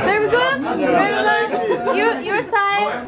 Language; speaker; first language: English; non-native, learner; Korean